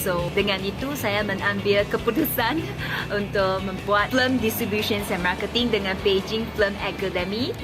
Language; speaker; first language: Malay; non-native, local second language; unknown